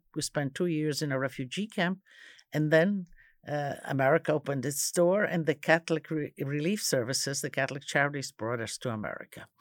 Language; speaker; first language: English; early bilingual, other home language; Croatian